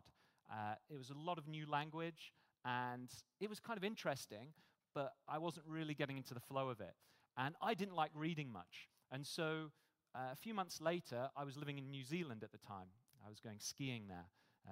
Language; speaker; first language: English; native; English